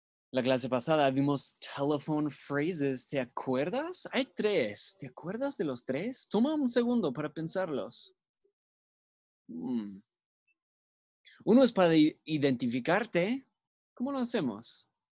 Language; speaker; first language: Spanish; native; Spanish